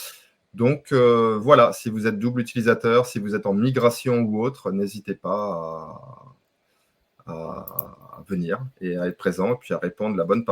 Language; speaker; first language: French; native; French